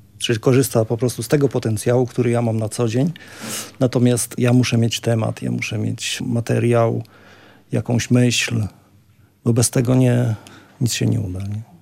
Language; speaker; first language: Polish; native; Polish